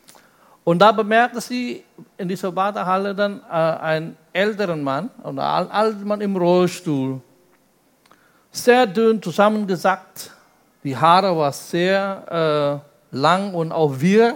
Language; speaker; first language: German; non-native, fluent; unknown